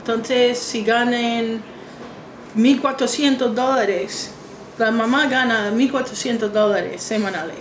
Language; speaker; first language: Spanish; non-native, fluent; English